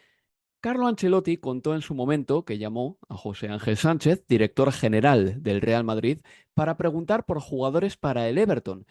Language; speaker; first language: Spanish; native; Spanish